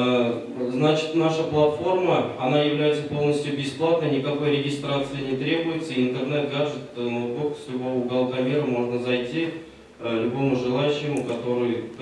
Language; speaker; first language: Russian; non-native, local second language; Tatar